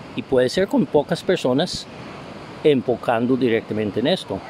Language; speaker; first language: Spanish; non-native, fluent; English